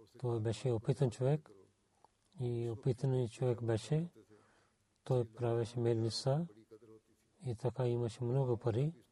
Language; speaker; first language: Bulgarian; non-native, learner; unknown